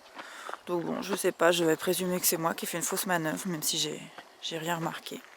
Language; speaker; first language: French; native; French